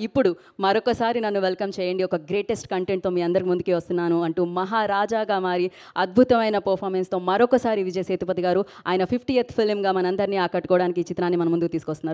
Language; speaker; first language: Telugu; native; Telugu